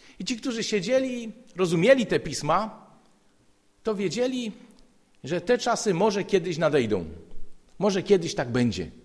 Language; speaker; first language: Polish; native; Polish